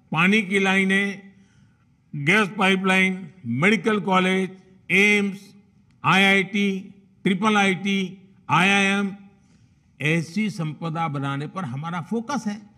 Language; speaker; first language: Hindi; non-native, local second language; Gujarati